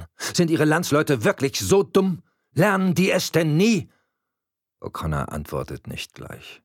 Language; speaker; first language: German; native; German